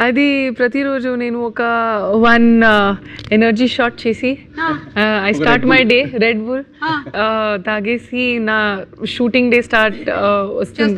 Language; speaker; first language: Telugu; non-native, learner; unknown